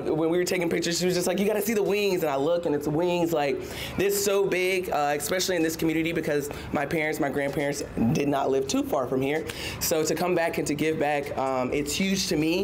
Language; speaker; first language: English; native; English